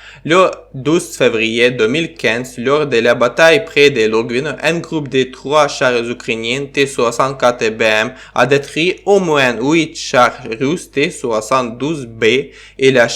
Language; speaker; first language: French; non-native, learner; Ukrainian